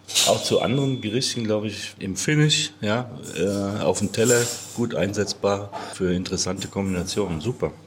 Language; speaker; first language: German; native; German